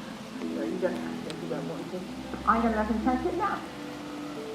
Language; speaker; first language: English; native; English